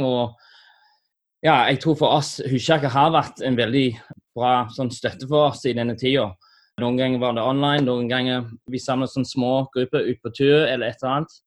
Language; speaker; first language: Norwegian; non-native, fluent; English